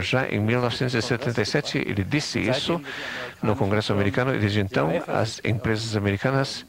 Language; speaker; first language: Portuguese; non-native, fluent; German